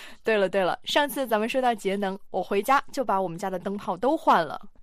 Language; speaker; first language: Chinese; native; Chinese